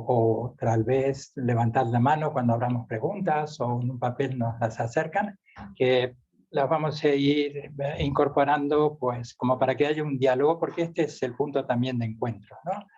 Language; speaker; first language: Spanish; native; Spanish